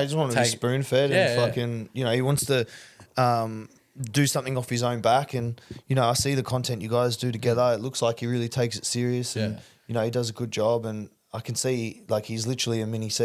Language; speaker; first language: English; native; English